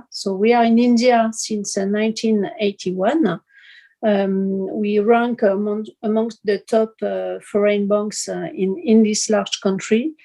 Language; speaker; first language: English; non-native, fluent; French